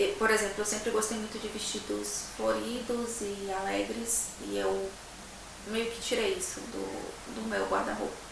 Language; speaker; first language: Portuguese; native; Portuguese